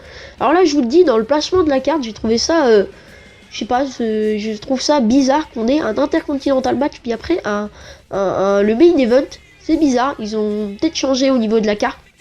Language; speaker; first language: French; native; French